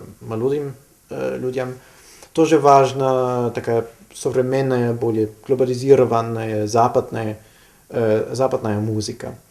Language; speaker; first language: Russian; non-native, learner; German